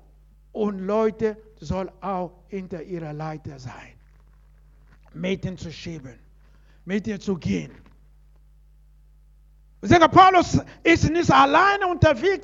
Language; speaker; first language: German; non-native, learner; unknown